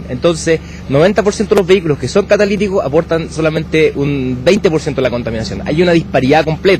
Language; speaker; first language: Spanish; native; Spanish